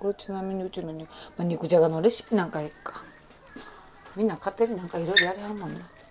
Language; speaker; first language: Japanese; native; Japanese